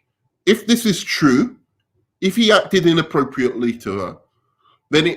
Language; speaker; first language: English; native; English